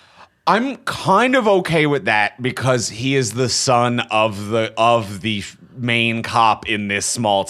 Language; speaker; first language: English; native; English